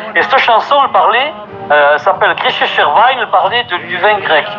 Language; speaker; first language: French; native; French